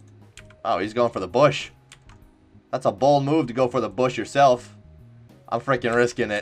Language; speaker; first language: English; native; English